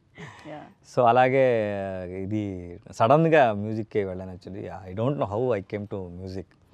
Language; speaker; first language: Telugu; non-native, learner; Kannada